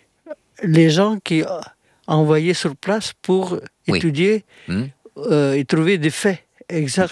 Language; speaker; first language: French; non-native, fluent; Indonesian